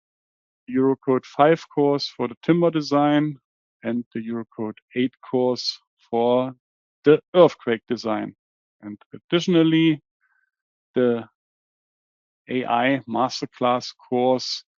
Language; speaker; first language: English; non-native, fluent; German